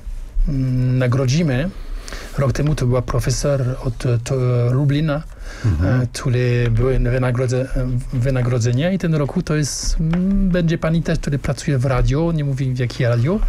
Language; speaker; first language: Polish; non-native, learner; French